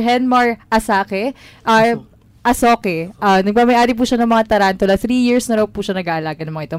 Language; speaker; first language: Filipino; native; Filipino